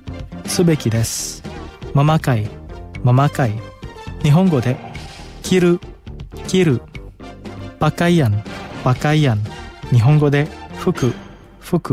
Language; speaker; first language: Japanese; non-native, fluent; Indonesian